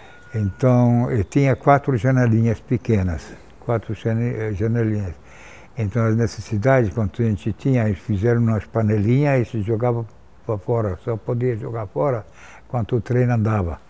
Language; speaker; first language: Portuguese; non-native, fluent; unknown